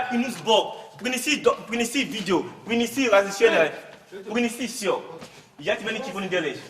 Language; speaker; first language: Russian; non-native, learner; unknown